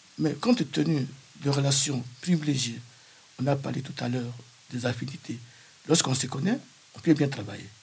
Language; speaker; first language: French; non-native, local second language; Kongo